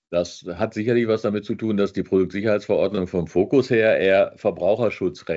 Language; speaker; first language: German; native; German